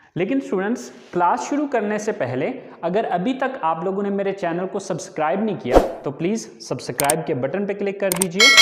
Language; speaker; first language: Urdu; native; Urdu